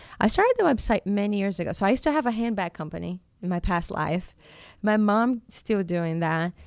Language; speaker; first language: English; non-native, fluent; Portuguese